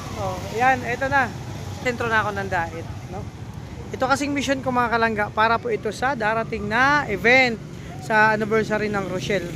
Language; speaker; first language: Filipino; non-native, local second language; Bikol